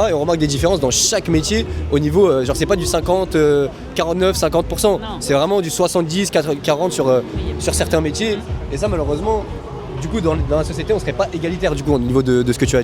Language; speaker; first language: French; native; French